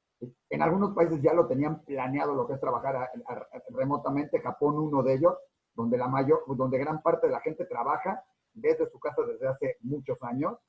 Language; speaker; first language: Spanish; native; Spanish